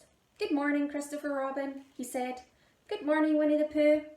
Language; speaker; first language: English; native; English